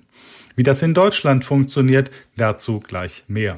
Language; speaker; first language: German; native; German